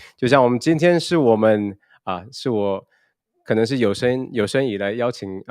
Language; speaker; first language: Chinese; early bilingual, other home language; Indonesian